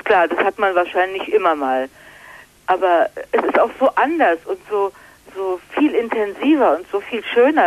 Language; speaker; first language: German; native; German